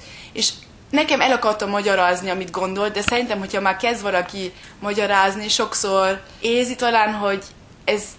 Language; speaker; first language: Hungarian; early bilingual, heritage; German